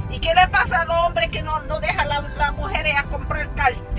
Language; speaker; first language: Spanish; early bilingual, heritage; Spanish